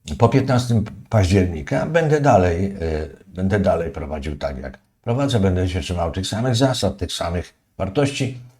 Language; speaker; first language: Polish; native; Polish